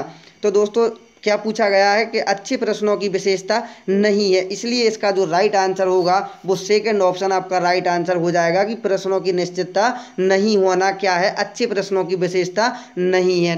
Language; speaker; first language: Hindi; native; Hindi